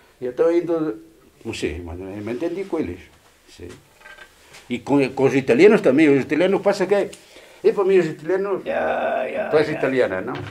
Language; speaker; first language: Portuguese; native; Portuguese